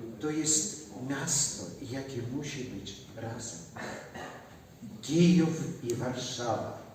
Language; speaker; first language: Polish; non-native, learner; Ukrainian